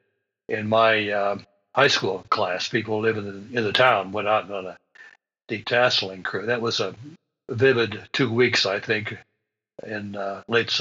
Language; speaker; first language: English; native; English